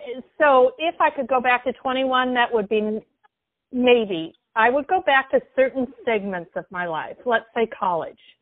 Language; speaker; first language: English; native; English